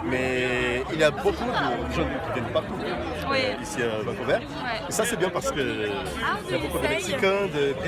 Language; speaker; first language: French; non-native, fluent; Portuguese